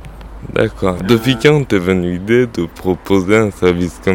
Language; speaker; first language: French; native; French